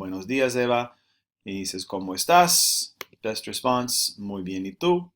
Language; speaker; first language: Spanish; non-native, fluent; English